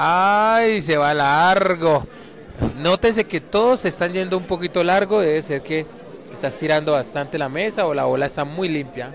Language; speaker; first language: Spanish; native; Spanish